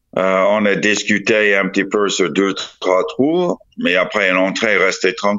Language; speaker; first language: French; non-native, fluent; English